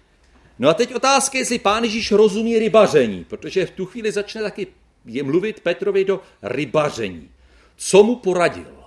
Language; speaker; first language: Czech; native; Czech